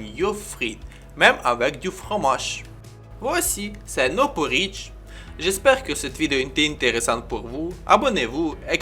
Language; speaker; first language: French; non-native, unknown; Ukrainian